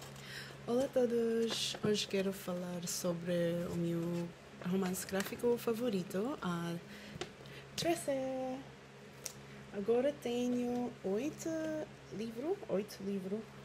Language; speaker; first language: Portuguese; non-native, learner; Filipino